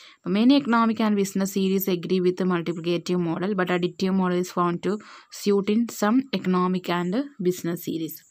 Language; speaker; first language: English; non-native, local second language; Malayalam